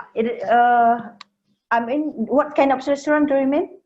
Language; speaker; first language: English; non-native, learner; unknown